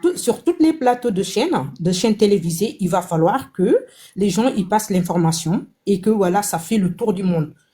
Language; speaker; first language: French; non-native, local second language; Wolof